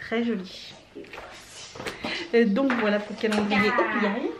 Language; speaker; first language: French; native; French